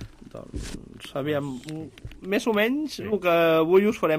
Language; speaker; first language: Catalan; native; Catalan